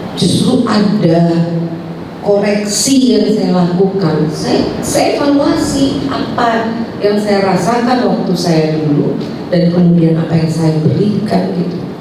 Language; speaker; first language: Indonesian; native; Indonesian